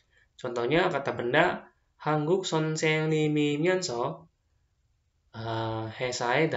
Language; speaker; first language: Korean; non-native, fluent; Indonesian